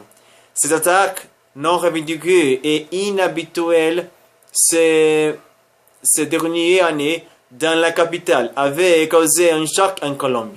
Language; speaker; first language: French; non-native, learner; Spanish